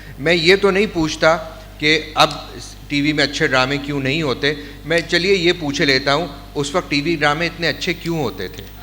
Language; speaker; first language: Urdu; native; Urdu